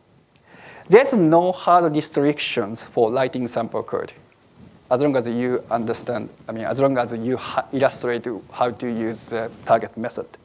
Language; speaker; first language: English; non-native, fluent; Japanese